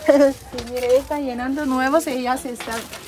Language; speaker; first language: Spanish; non-native, learner; Chinese